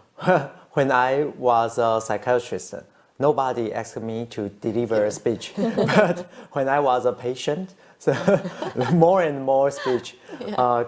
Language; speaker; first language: English; non-native, fluent; Chinese